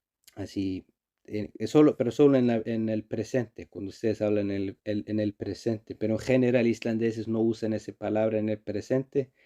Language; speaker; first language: Spanish; non-native, learner; Icelandic